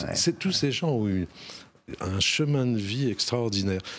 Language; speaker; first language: French; native; French